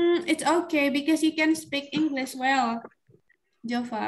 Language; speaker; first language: English; non-native, fluent; Indonesian